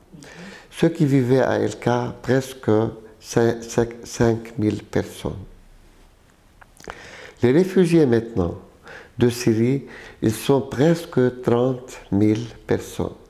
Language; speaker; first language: French; non-native, local second language; Arabic